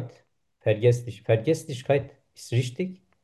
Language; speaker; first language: German; non-native, learner; Turkish